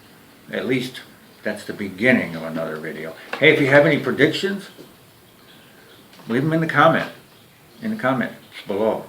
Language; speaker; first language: English; native; English